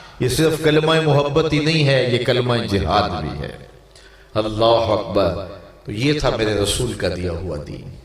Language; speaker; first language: Urdu; non-native, local second language; Punjabi